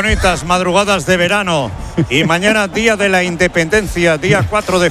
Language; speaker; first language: Spanish; native; Spanish